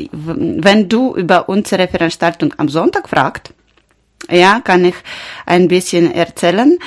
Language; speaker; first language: German; non-native, learner; Ukrainian